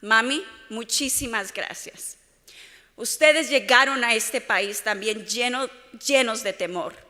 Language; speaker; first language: Spanish; early bilingual, heritage; Spanish